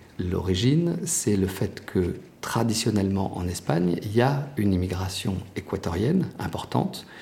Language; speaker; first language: French; native; French